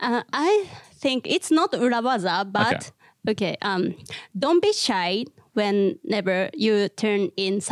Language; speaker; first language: English; non-native, learner; Japanese